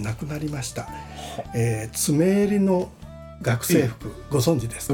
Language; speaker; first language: Japanese; native; Japanese